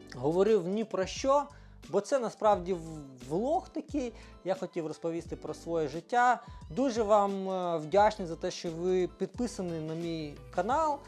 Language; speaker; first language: Ukrainian; non-native, fluent; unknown